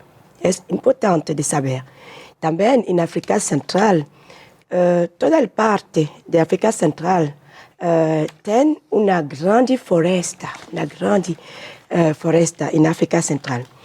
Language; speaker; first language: Portuguese; non-native, learner; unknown